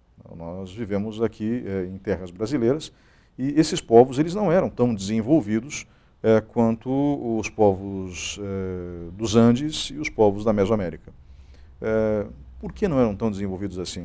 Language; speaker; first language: Portuguese; native; Portuguese